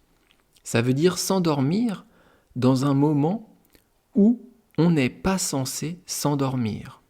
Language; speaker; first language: French; native; French